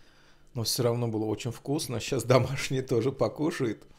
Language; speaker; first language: Russian; non-native, local second language; Azerbaijani